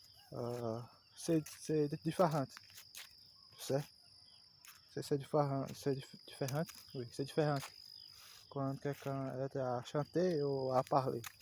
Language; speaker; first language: French; non-native, learner; Portuguese